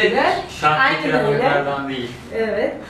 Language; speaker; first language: Turkish; native; Turkish